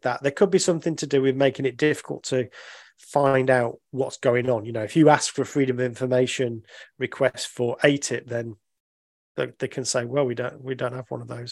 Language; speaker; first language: English; native; English